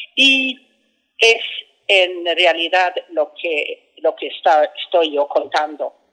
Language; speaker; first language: Spanish; non-native, fluent; Swedish